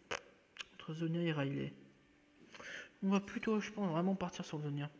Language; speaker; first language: French; native; French